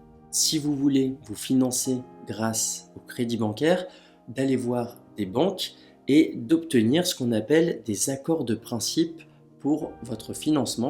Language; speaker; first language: French; native; French